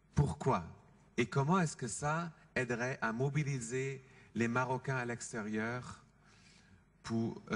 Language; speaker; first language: French; non-native, fluent; German